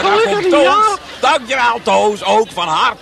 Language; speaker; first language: Dutch; native; Dutch